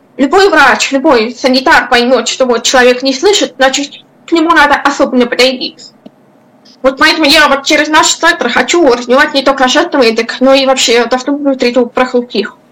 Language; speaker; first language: Russian; non-native, local second language; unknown